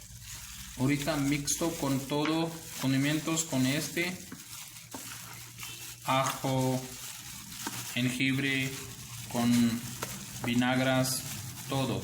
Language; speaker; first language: Spanish; non-native, learner; Urdu